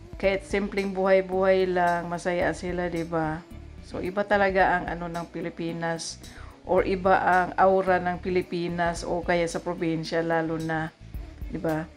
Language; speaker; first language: Filipino; non-native, local second language; Cebuano